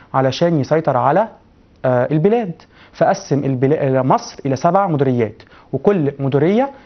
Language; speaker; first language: Arabic; native; Arabic